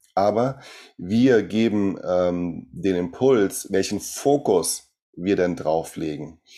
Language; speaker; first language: German; early bilingual, other home language; Portuguese